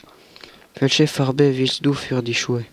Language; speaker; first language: German; non-native, learner; French